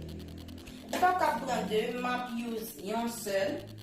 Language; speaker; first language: French; non-native, learner; Haitian Creole